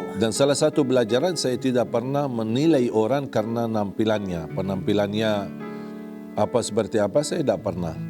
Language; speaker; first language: Indonesian; non-native, fluent; Arabic